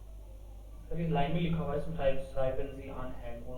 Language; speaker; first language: German; non-native, learner; Hindi